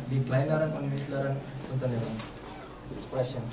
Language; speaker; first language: German; non-native, learner; Indonesian